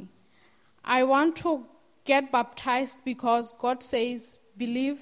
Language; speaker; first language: English; non-native, local second language; Southern Sotho